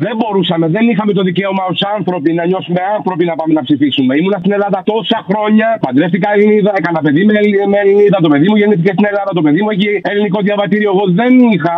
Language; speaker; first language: Greek; non-native, fluent; Arabic